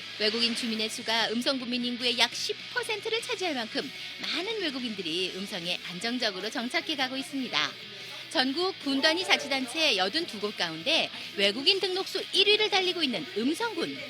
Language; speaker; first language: Korean; native; Korean